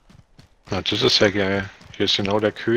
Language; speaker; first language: German; native; German